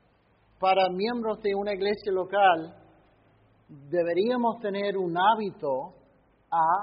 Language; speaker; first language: Spanish; non-native, fluent; English